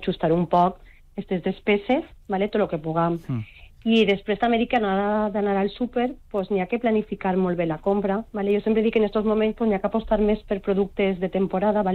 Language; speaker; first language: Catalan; non-native, local second language; Spanish